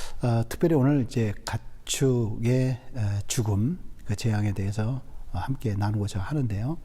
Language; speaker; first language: Korean; native; Korean